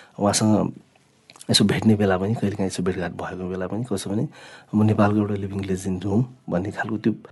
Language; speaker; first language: Nepali; non-native, local second language; Sherpa